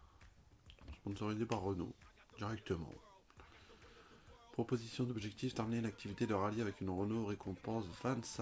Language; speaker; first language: French; native; French